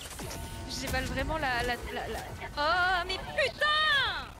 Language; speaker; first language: French; native; French